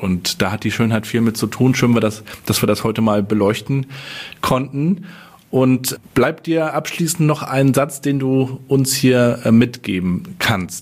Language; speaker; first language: German; native; German